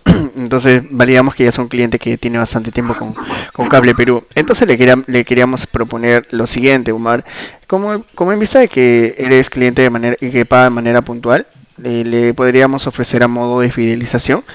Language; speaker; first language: Spanish; native; Spanish